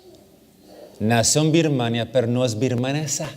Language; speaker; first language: Spanish; early bilingual, heritage; English